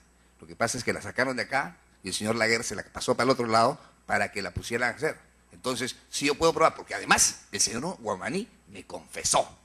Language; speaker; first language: Spanish; native; Spanish